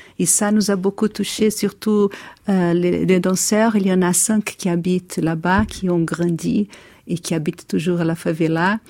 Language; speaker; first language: French; non-native, fluent; Portuguese